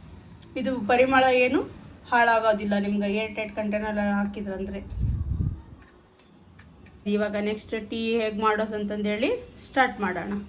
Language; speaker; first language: Kannada; native; Kannada